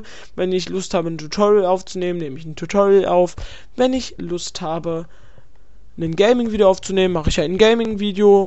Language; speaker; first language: German; native; German